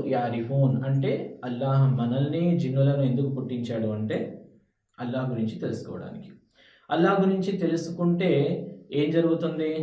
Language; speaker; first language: Telugu; non-native, local second language; Urdu